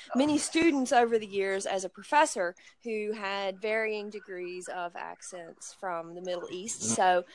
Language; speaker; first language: English; native; English